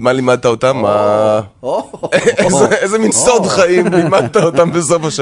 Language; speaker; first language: Hebrew; native; Hebrew